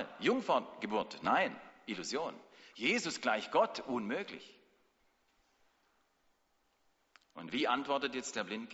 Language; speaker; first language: German; native; German